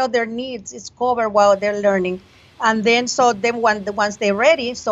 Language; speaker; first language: English; non-native, fluent; Spanish